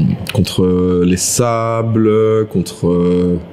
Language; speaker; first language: French; native; French